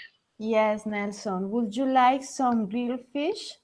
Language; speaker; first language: English; non-native, learner; Spanish